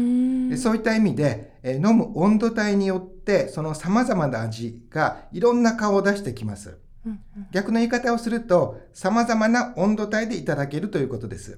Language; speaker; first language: Japanese; native; Japanese